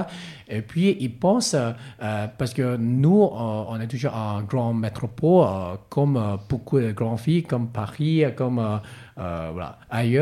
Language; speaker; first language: French; non-native, learner; Cantonese